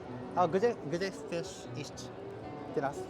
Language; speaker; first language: Polish; non-native, learner; Japanese